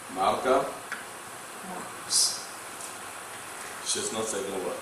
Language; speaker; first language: Russian; non-native, learner; English